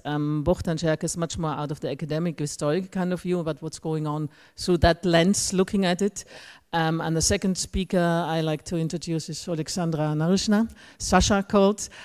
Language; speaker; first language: English; non-native, fluent; German